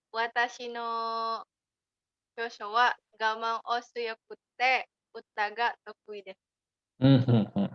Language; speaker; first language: Japanese; non-native, learner; Indonesian